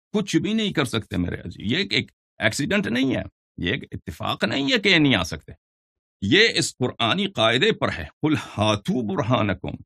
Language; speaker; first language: Urdu; non-native, fluent; Persian